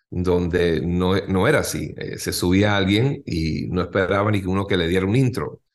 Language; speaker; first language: Spanish; native; Spanish